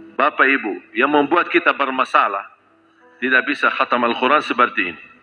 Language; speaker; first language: Malay; non-native, fluent; Arabic